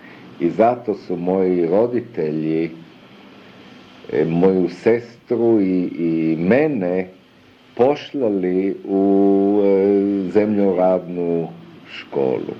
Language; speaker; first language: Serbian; early bilingual, other home language; German